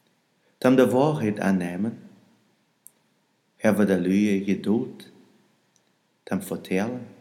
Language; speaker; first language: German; non-native, learner; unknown